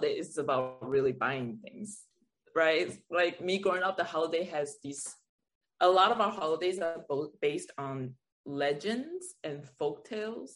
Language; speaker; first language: English; non-native, fluent; Chinese